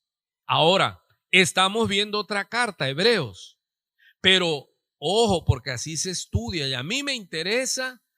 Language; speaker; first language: Spanish; native; Spanish